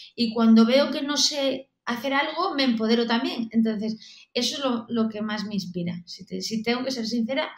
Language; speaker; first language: Spanish; native; Spanish